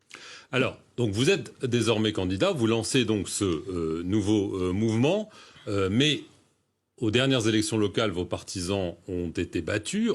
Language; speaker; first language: French; native; French